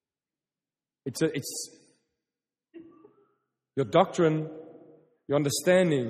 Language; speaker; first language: English; non-native, local second language; Afrikaans